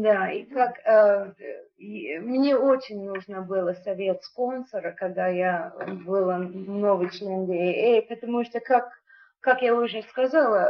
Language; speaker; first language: Russian; non-native, learner; English